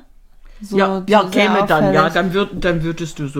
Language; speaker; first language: German; native; German